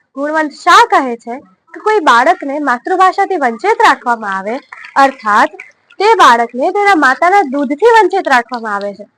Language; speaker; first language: Gujarati; native; Gujarati